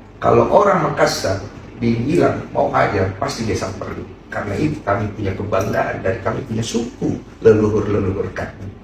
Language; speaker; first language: Indonesian; native; Indonesian